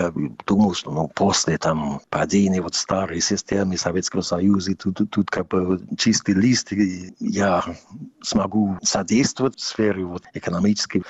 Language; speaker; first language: Russian; non-native, fluent; English